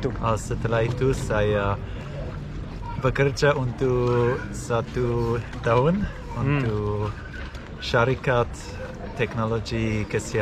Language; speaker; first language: Indonesian; non-native, learner; Swiss German